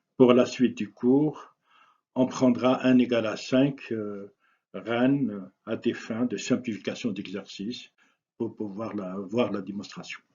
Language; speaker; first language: French; non-native, local second language; Arabic